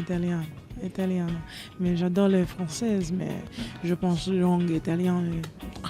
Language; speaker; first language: French; non-native, learner; English